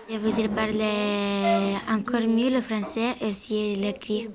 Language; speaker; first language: French; non-native, learner; Georgian